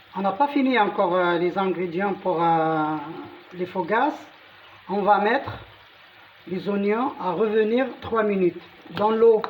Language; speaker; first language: French; non-native, local second language; Arabic